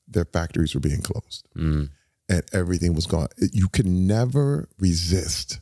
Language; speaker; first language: English; native; English